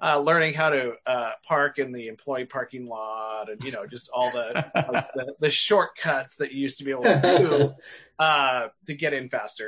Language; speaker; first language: English; native; English